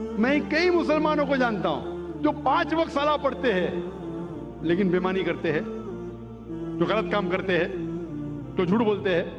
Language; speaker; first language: Urdu; non-native, local second language; English